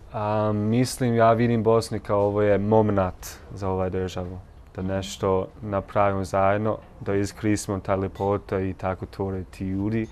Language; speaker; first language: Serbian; non-native, learner; English